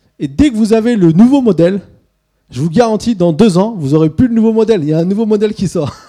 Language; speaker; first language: French; early bilingual, other home language; Swiss German